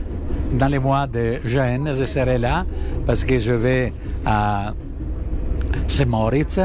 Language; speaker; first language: French; non-native, learner; Italian